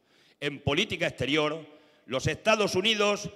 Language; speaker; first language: Spanish; native; Spanish